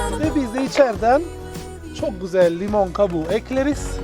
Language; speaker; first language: Turkish; non-native, learner; Italian